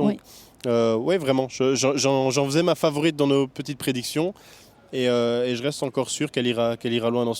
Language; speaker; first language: French; native; French